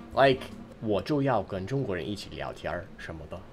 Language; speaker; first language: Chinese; non-native, fluent; English